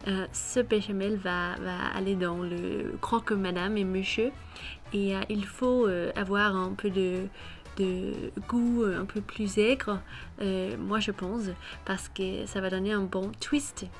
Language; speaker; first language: French; non-native, fluent; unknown